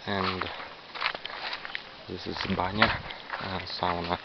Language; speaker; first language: English; non-native, learner; Russian